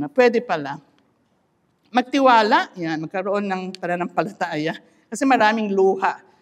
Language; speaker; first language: Filipino; non-native, local second language; Iloko